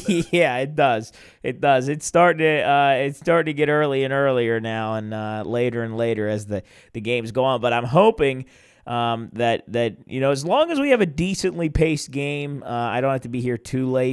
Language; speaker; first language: English; native; English